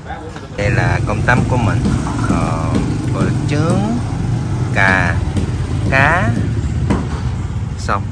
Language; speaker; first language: Vietnamese; non-native, learner; Korean